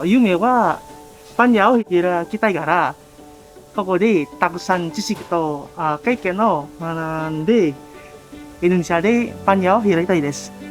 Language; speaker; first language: Japanese; non-native, learner; Indonesian